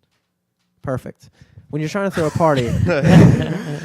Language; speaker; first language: English; native; English